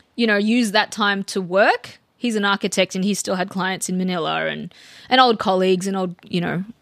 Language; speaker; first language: English; early bilingual, other home language; Filipino